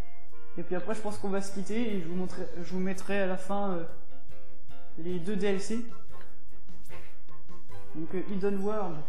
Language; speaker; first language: French; native; French